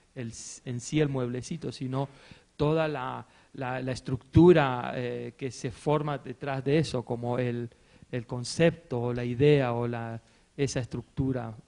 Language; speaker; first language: Spanish; native; Spanish